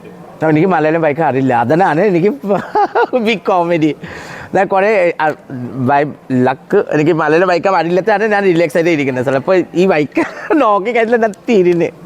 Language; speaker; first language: Malayalam; non-native, local second language; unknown